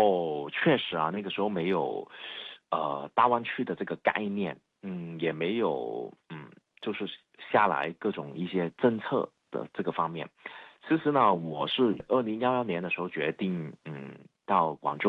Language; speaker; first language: Chinese; non-native, fluent; Cantonese